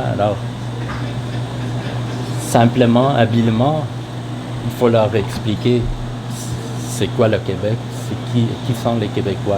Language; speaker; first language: French; non-native, fluent; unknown